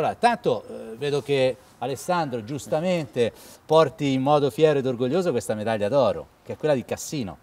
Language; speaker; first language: Italian; native; Italian